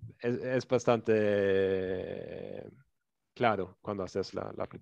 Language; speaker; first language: Spanish; non-native, fluent; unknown